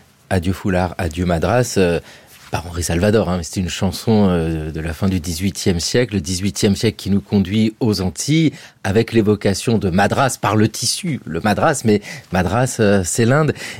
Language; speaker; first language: French; native; French